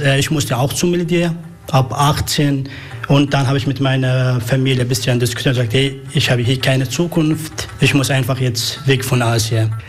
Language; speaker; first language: German; non-native, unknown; Arabic